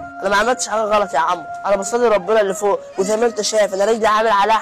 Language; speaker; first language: Arabic; native; Arabic